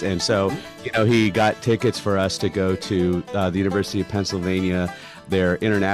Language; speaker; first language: English; native; English